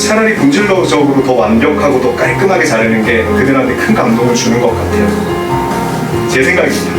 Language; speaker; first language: Korean; native; Korean